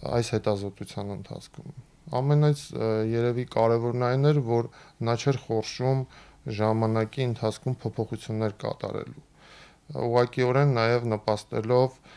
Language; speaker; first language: Armenian; native; Armenian